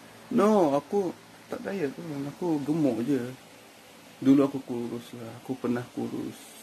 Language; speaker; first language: Malay; non-native, local second language; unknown